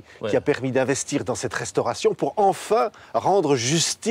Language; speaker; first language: French; native; French